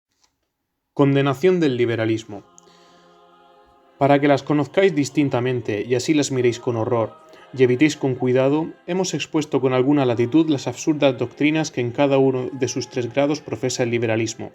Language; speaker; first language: Spanish; native; Spanish